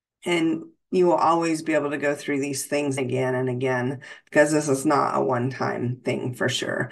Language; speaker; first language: English; native; English